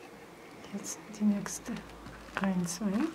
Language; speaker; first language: German; non-native, learner; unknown